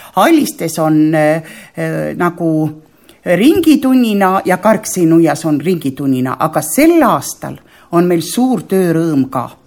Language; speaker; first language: Estonian; native; Estonian